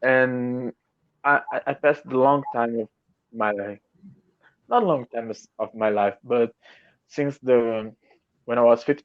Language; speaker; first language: English; non-native, learner; Portuguese